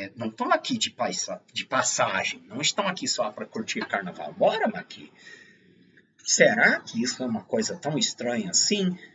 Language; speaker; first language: Portuguese; non-native, fluent; English